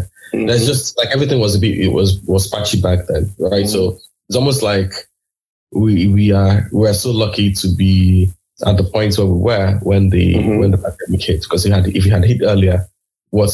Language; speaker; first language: English; non-native, local second language; Igbo